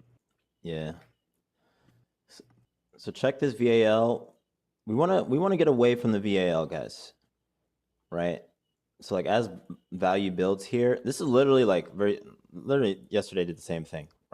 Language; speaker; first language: English; native; English